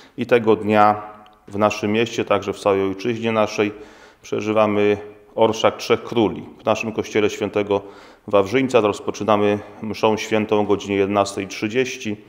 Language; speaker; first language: Polish; native; Polish